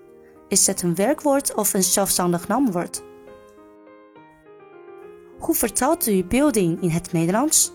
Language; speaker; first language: Dutch; non-native, learner; Chinese